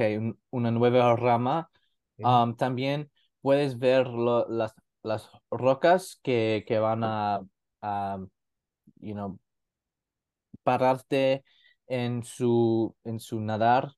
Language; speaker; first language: Spanish; non-native, learner; English